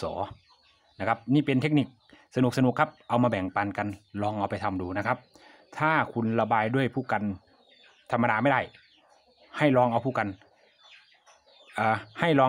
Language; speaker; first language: Thai; native; Thai